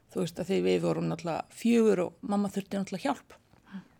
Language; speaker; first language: Icelandic; non-native, fluent; Bosnian